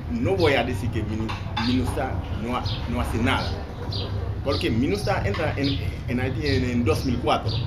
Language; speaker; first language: Spanish; non-native, fluent; Haitian Creole